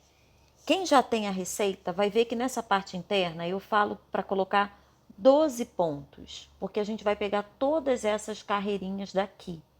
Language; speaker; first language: Portuguese; native; Portuguese